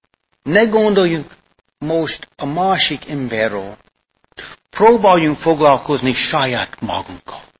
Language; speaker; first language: Hungarian; non-native, fluent; English